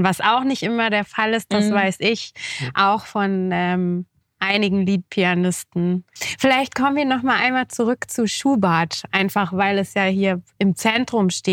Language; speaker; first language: German; native; German